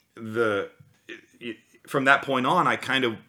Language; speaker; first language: English; native; English